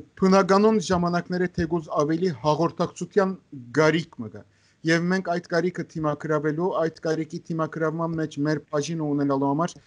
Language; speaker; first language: Armenian; native; Armenian